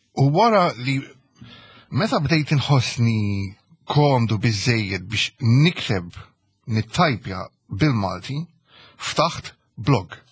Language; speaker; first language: Maltese; early bilingual, heritage; Maltese